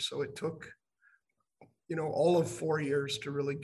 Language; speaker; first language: English; native; English